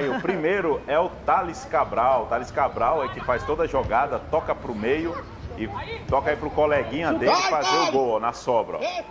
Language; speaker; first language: Portuguese; native; Portuguese